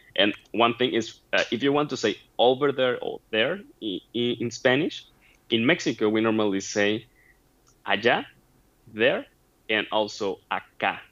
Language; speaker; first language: English; non-native, fluent; Spanish